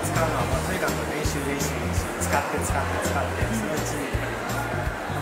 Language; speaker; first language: Japanese; early bilingual, other home language; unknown